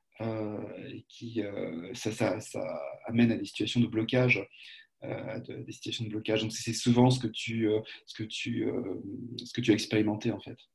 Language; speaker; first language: French; native; French